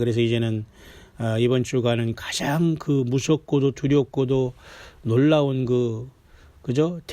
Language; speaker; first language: Korean; native; Korean